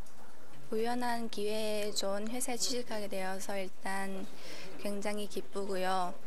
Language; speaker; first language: Korean; early bilingual, heritage; Korean